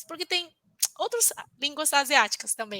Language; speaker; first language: Portuguese; non-native, fluent; Chinese